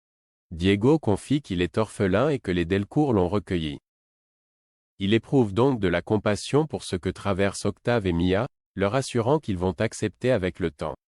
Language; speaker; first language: French; native; French